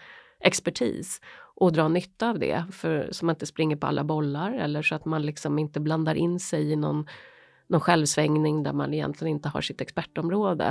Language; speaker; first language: Swedish; native; Swedish